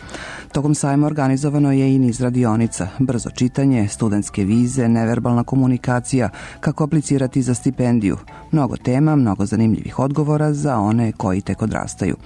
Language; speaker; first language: Serbian; native; Serbian